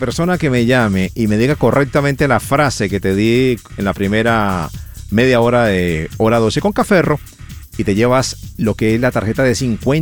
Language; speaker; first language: Spanish; native; Spanish